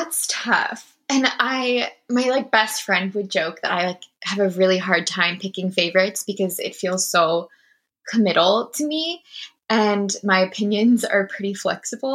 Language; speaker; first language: English; native; English